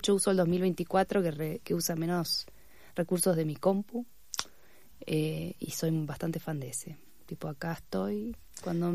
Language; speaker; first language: Spanish; native; Spanish